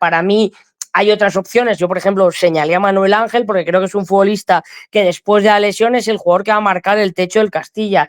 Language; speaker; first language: Spanish; native; Spanish